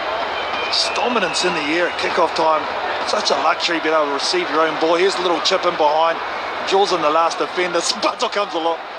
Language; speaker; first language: English; native; English